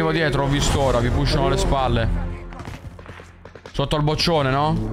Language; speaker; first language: Italian; native; Italian